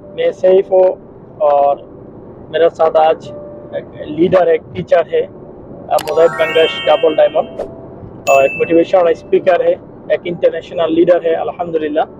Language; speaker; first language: Hindi; non-native, fluent; Bangla